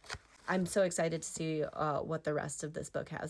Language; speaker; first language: English; native; English